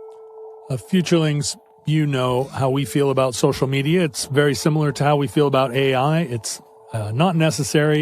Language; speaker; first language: English; native; English